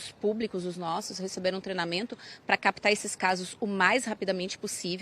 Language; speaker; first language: Portuguese; native; Portuguese